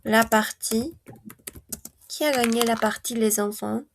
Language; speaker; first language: French; non-native, fluent; Spanish